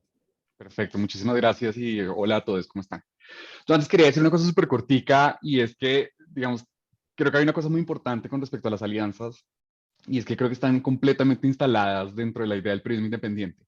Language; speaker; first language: Spanish; native; Spanish